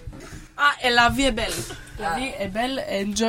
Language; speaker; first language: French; non-native, learner; Greek